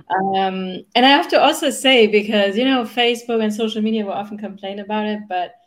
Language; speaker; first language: English; non-native, fluent; German